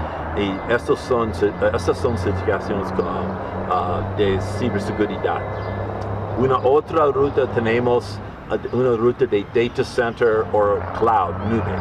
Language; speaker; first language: Spanish; non-native, learner; English